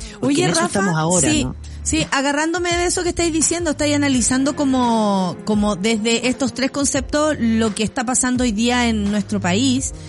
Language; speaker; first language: Spanish; native; Spanish